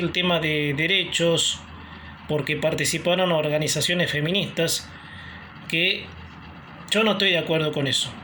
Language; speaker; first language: Spanish; native; Spanish